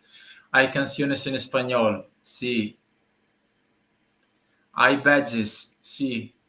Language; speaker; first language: Spanish; non-native, learner; Italian